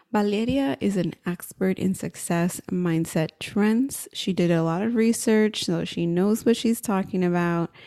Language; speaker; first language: English; native; English